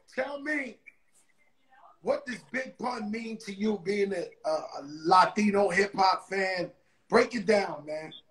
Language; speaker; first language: English; early bilingual, other home language; Spanish